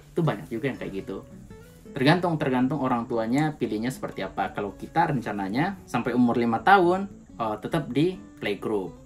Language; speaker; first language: Indonesian; native; Indonesian